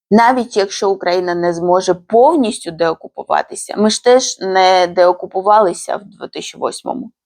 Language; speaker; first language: Ukrainian; non-native, fluent; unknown